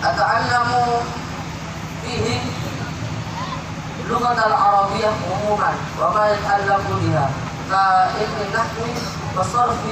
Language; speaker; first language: Arabic; non-native, learner; Indonesian